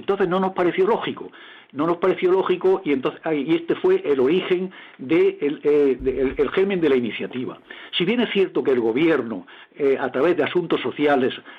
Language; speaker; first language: Spanish; native; Spanish